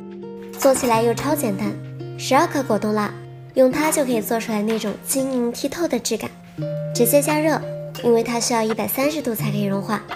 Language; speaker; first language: Chinese; native; Chinese